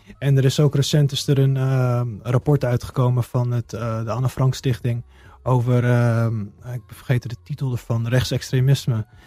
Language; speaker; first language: Dutch; early bilingual, heritage; Dutch